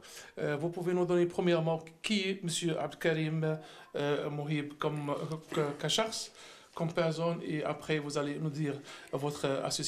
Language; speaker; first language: French; non-native, local second language; Arabic